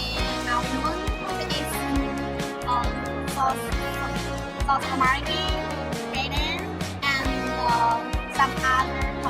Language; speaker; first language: English; non-native, local second language; Chinese